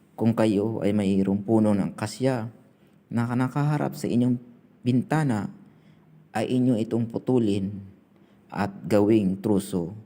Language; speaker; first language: Filipino; non-native, local second language; Cebuano